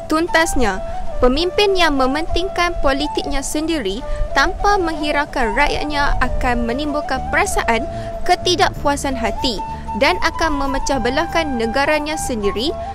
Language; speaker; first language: Malay; native; Malay